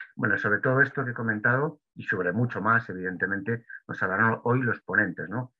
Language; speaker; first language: Spanish; native; Spanish